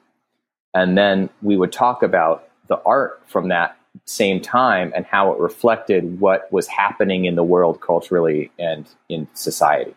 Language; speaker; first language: English; native; English